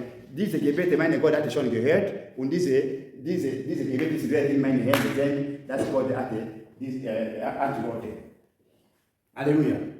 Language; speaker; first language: German; non-native, learner; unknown